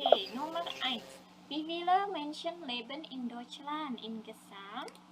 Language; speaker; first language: German; non-native, fluent; Indonesian